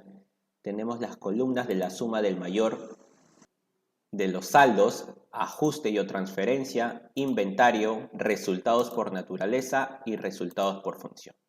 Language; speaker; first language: Spanish; native; Spanish